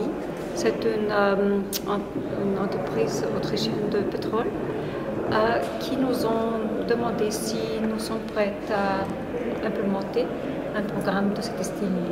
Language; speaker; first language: French; non-native, fluent; Spanish